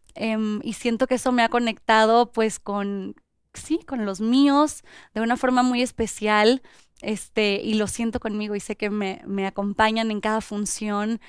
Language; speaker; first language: Spanish; native; Spanish